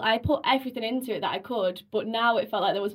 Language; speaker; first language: English; native; English